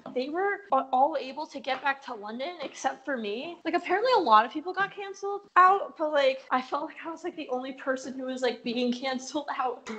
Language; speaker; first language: English; native; English